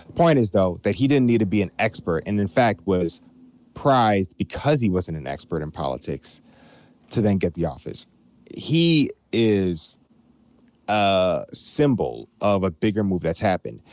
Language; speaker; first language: English; native; English